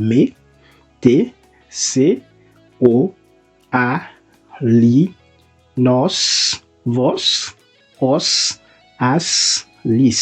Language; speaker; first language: Portuguese; non-native, fluent; Haitian Creole